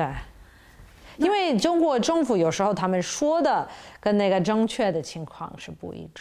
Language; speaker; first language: Chinese; non-native, fluent; English